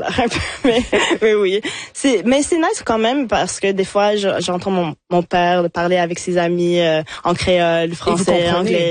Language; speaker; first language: French; non-native, local second language; English